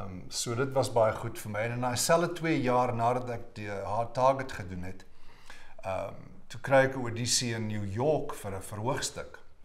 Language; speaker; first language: Afrikaans; native; Afrikaans